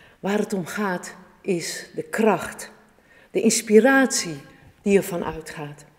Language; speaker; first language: Dutch; native; Dutch